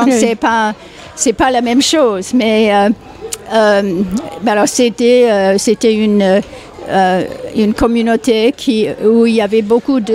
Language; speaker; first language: French; non-native, fluent; English